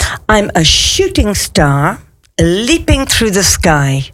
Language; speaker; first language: English; native; English